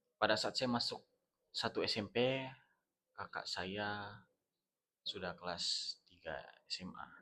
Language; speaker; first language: Indonesian; non-native, local second language; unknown